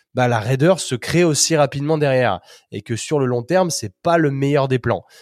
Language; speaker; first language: French; native; French